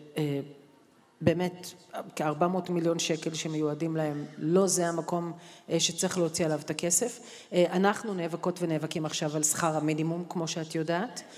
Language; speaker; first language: Hebrew; native; Hebrew